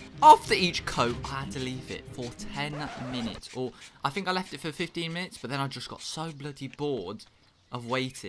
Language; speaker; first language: English; native; English